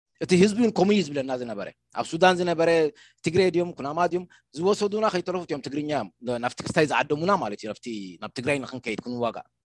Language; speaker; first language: Tigrinya; non-native, local second language; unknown